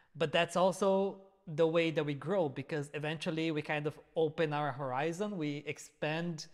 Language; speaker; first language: English; non-native, fluent; Portuguese